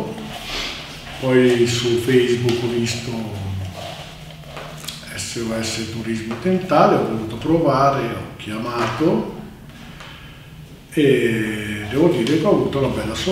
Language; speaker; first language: Italian; native; Italian